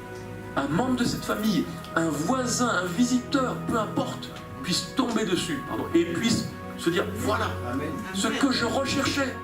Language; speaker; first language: French; native; French